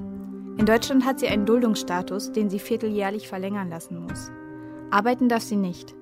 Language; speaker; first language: German; native; German